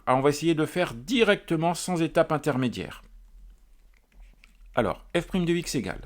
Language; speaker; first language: French; native; French